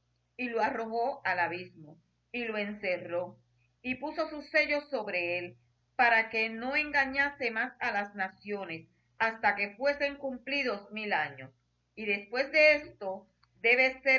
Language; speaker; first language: Spanish; native; Spanish